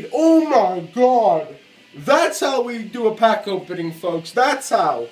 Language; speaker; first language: English; native; English